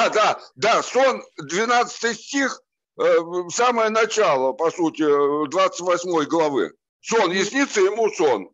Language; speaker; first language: Russian; native; Russian